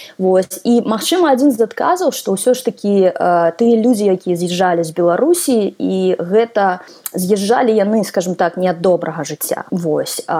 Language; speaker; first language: Belarusian; non-native, local second language; Russian